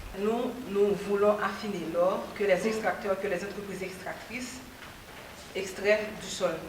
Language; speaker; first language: French; non-native, local second language; Haitian Creole